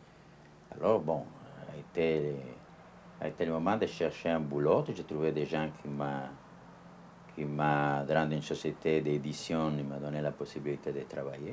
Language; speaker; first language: French; non-native, learner; Italian